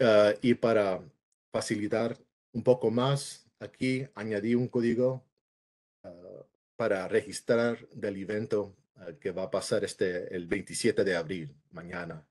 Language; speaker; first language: Spanish; early bilingual, heritage; English